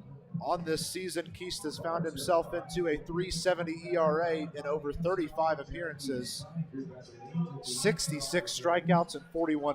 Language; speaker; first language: English; native; English